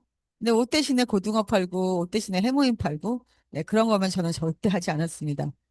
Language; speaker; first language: Korean; native; Korean